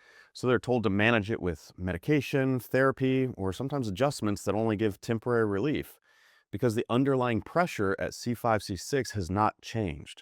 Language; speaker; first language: English; native; English